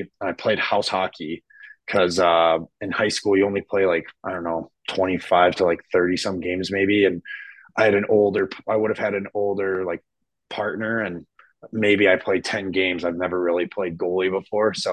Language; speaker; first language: English; native; English